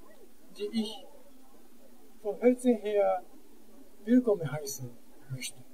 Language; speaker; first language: German; non-native, fluent; Japanese